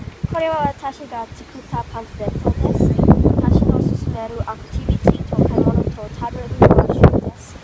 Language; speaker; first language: Japanese; non-native, learner; English